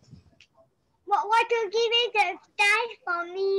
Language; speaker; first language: English; non-native, learner; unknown